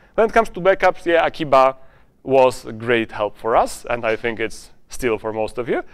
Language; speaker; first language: English; non-native, fluent; Polish